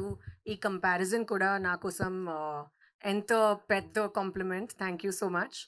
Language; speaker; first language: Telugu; non-native, learner; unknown